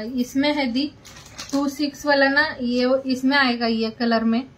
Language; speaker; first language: Hindi; non-native, local second language; Marathi